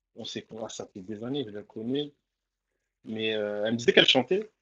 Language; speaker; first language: French; early bilingual, other home language; Comorian